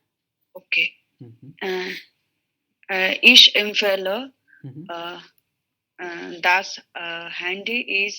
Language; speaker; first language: German; non-native, learner; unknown